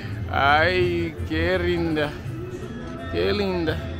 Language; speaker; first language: Spanish; non-native, learner; English